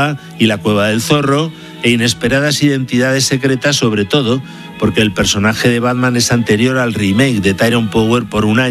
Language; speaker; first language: Spanish; native; Spanish